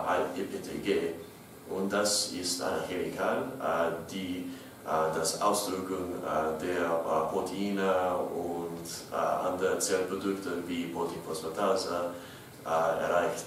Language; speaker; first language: German; non-native, learner; English